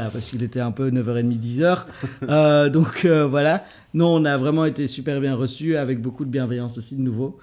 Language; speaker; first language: French; native; French